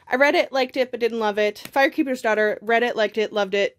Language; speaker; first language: English; native; English